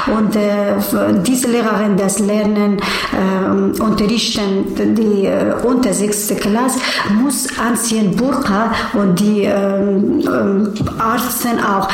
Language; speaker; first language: German; non-native, learner; Persian